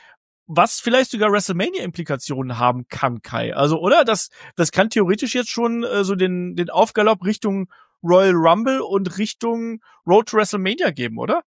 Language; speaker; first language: German; native; German